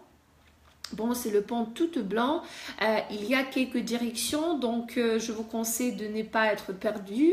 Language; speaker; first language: French; non-native, fluent; Russian